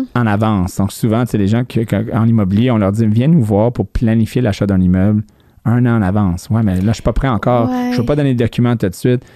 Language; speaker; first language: French; non-native, fluent; English